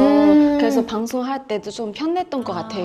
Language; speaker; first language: Korean; non-native, fluent; Chinese